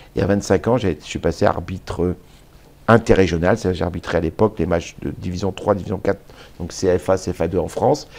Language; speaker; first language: French; native; French